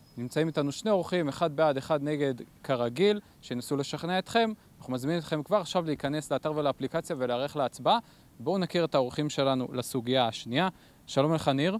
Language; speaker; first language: Hebrew; native; Hebrew